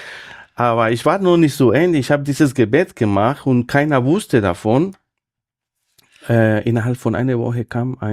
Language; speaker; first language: German; non-native, fluent; Spanish